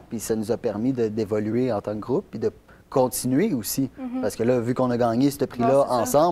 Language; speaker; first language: French; native; French